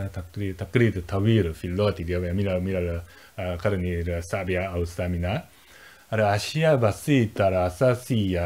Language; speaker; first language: Arabic; non-native, fluent; Japanese